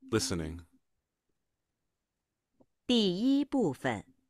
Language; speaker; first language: Chinese; non-native, fluent; Vietnamese